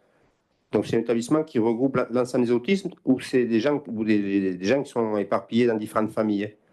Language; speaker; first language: French; native; French